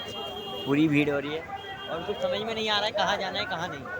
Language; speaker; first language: Hindi; native; Hindi